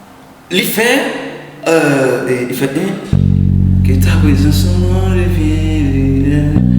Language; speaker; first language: French; non-native, learner; Haitian Creole